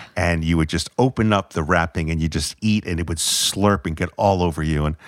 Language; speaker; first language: English; native; English